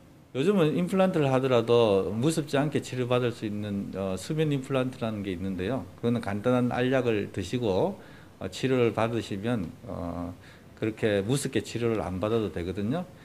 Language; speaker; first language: Korean; native; Korean